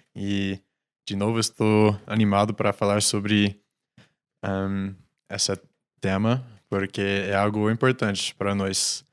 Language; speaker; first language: Portuguese; non-native, fluent; English